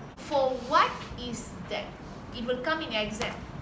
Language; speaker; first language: English; non-native, local second language; Tamil